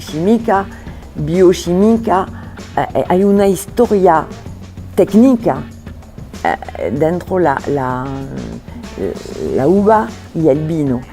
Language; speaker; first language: Spanish; non-native, fluent; French